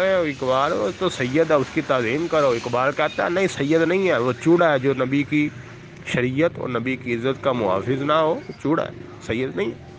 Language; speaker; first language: Urdu; non-native, local second language; Punjabi